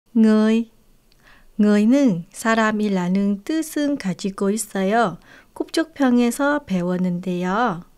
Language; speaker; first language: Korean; non-native, fluent; Vietnamese